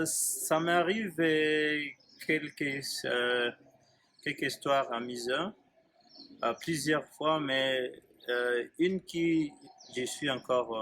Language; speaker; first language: French; non-native, learner; Swahili